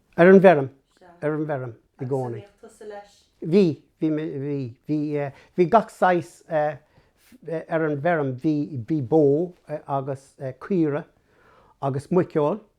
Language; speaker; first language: Irish; non-native, local second language; English